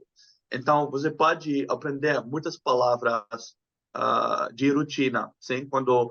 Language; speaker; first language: Portuguese; non-native, learner; Dutch